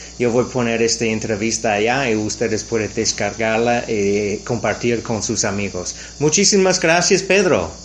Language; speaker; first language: Spanish; non-native, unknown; English